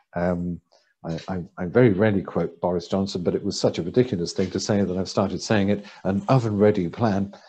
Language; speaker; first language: English; native; English